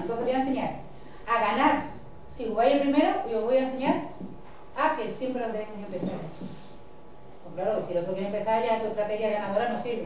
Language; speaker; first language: Spanish; native; Spanish